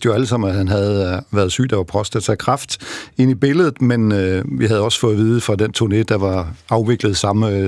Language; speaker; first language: Danish; native; Danish